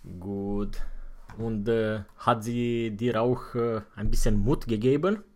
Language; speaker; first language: German; non-native, fluent; Romanian